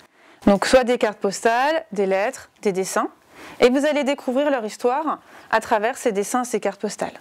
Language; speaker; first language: French; native; French